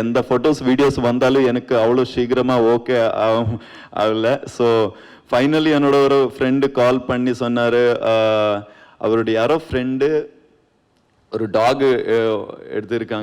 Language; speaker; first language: Tamil; non-native, learner; Kannada